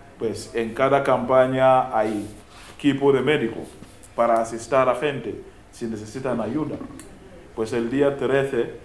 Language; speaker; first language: Spanish; non-native, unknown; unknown